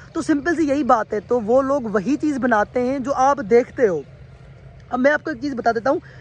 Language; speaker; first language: Urdu; non-native, local second language; Sindhi